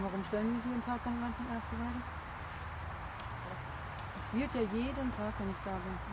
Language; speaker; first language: German; native; German